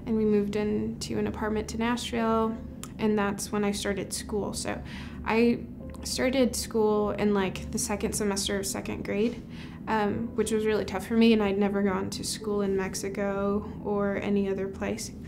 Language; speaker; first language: English; early bilingual, other home language; Spanish